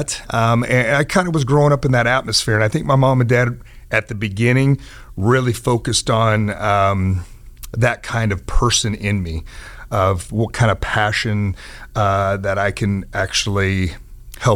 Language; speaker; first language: English; native; English